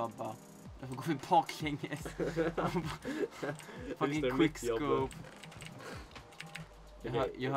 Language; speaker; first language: Swedish; native; Swedish